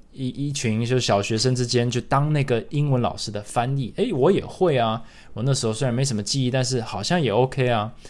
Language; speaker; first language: Chinese; early bilingual, other home language; English